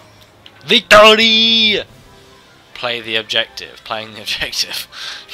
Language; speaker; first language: English; native; English